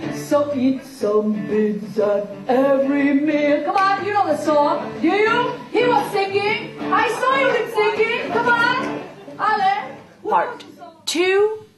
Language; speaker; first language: English; non-native, fluent; French